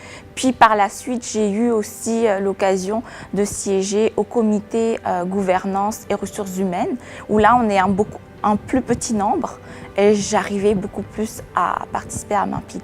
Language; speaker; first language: French; non-native, local second language; Malagasy